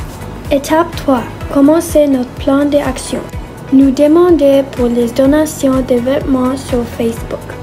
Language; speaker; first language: French; non-native, learner; English